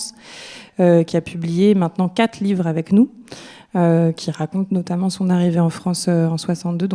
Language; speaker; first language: French; native; French